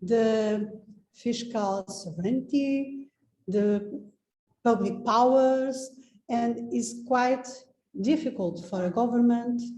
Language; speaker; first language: English; non-native, fluent; Portuguese